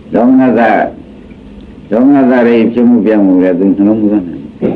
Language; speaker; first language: Burmese; native; Burmese